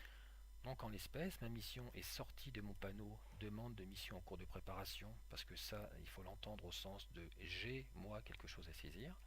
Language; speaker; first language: French; native; French